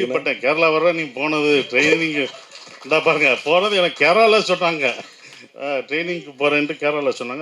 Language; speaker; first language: Tamil; native; Tamil